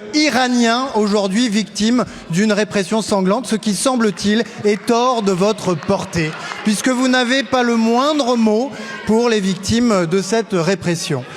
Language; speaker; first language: French; native; French